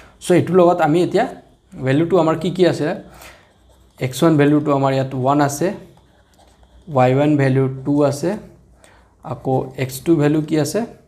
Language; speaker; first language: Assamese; non-native, local second language; Hindi